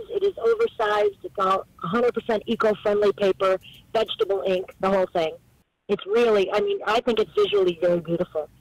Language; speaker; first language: English; native; English